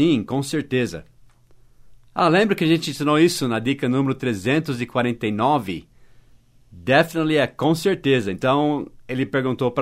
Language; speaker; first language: Portuguese; non-native, fluent; English